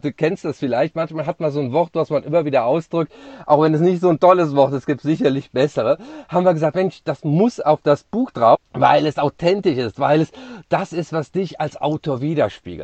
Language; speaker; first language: German; native; German